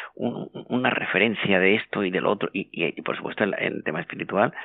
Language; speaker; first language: Spanish; native; Spanish